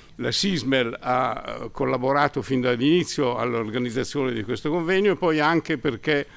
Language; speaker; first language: Italian; native; Italian